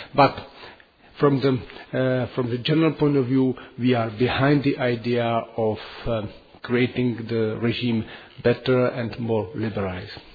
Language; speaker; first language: English; non-native, fluent; Czech